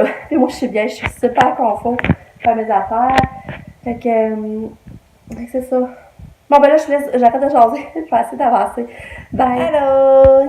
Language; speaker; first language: French; native; French